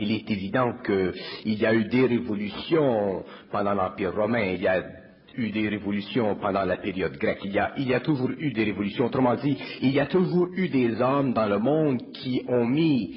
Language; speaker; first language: French; native; French